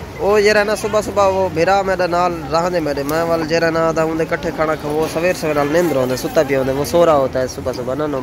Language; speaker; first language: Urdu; non-native, local second language; Saraiki